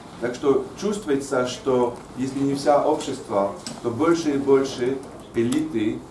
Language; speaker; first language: Russian; non-native, fluent; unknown